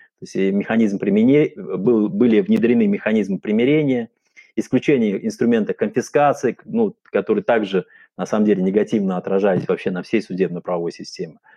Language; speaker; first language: Russian; non-native, local second language; Uzbek